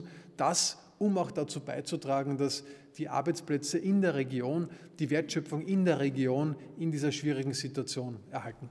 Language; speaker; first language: German; native; German